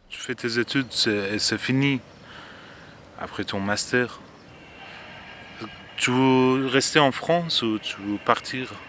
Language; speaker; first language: French; non-native, learner; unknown